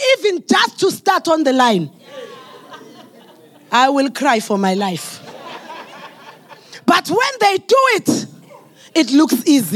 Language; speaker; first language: English; non-native, local second language; Zulu